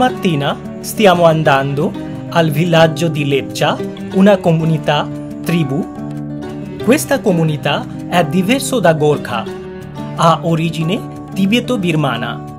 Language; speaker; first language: Italian; non-native, fluent; Bangla